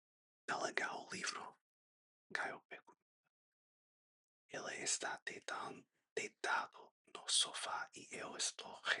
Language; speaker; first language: Portuguese; non-native, learner; English